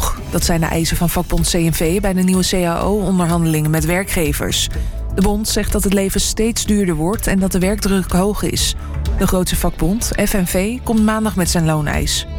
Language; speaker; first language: Dutch; native; Dutch